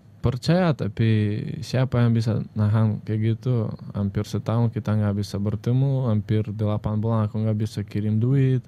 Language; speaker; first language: Indonesian; non-native, fluent; Russian